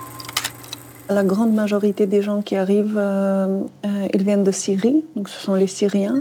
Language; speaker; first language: French; non-native, fluent; Polish